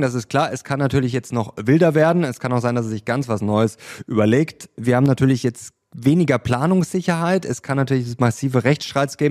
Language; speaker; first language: German; native; German